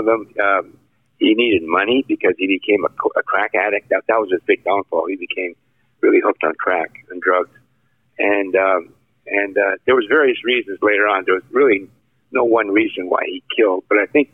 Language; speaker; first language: English; native; English